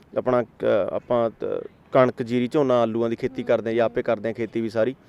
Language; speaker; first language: Punjabi; native; Punjabi